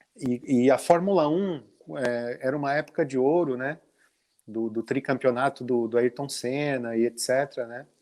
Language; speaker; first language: Portuguese; native; Portuguese